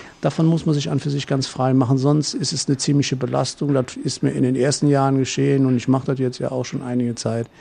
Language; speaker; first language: German; native; German